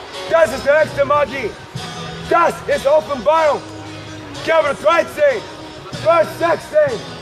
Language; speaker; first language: German; non-native, learner; English